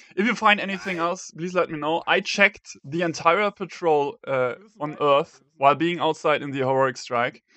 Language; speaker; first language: English; non-native, fluent; German